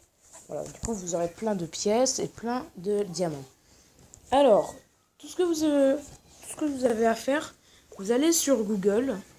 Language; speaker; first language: French; native; French